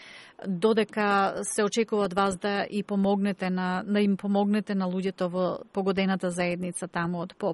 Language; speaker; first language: Macedonian; native; Macedonian